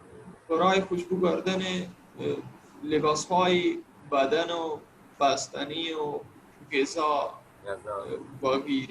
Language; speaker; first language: Persian; non-native, learner; Urdu